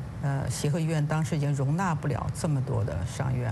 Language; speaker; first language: Chinese; native; Chinese